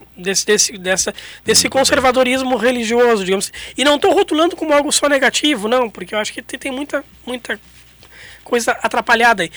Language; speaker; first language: Portuguese; native; Portuguese